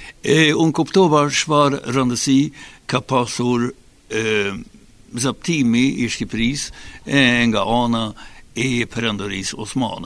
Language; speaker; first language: Albanian; non-native, fluent; Swedish